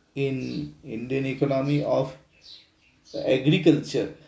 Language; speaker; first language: English; non-native, local second language; Marathi